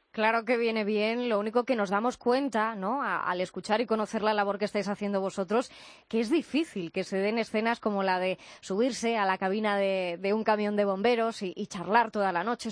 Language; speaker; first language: Spanish; native; Spanish